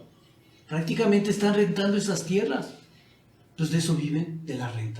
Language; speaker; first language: Spanish; native; Spanish